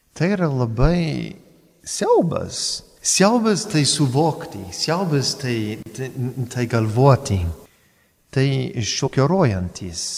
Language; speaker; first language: Lithuanian; non-native, fluent; English